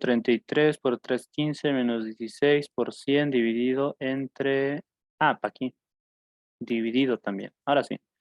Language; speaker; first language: Spanish; native; Spanish